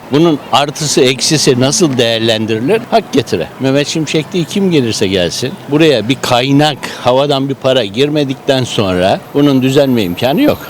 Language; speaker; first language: Turkish; native; Turkish